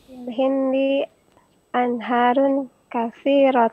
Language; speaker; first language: Arabic; non-native, learner; Indonesian